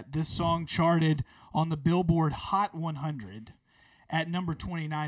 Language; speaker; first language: English; native; English